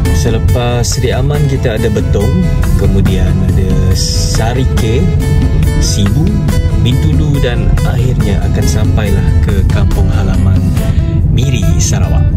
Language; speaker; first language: Malay; native; Malay